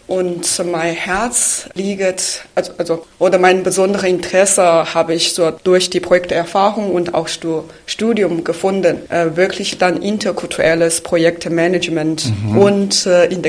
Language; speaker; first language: German; non-native, fluent; Chinese